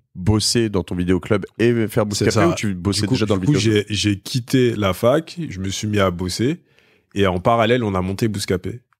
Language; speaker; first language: French; native; French